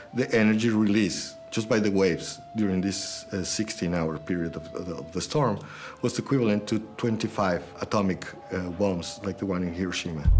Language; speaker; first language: English; non-native, fluent; Spanish